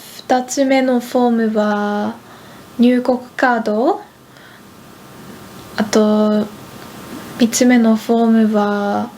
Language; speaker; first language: Japanese; non-native, fluent; Dutch